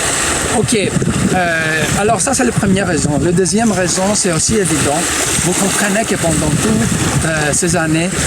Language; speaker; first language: French; non-native, fluent; Greek